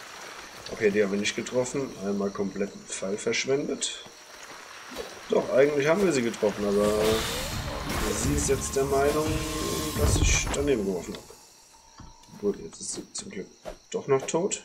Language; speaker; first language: German; native; German